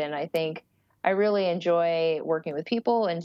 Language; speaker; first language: English; early bilingual, other home language; Portuguese